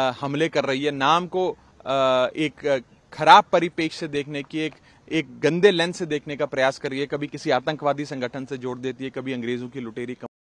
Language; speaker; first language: Hindi; native; Hindi